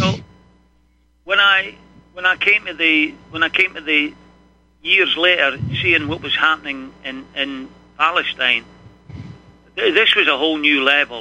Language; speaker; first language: English; native; English